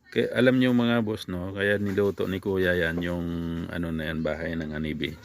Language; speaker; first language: Filipino; non-native, local second language; Cebuano